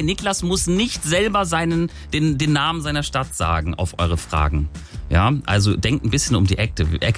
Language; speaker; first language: German; native; German